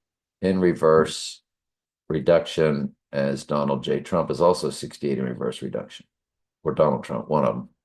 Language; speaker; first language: English; native; English